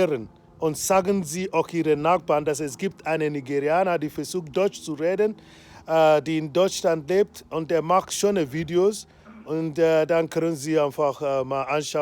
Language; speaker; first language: German; non-native, fluent; Igbo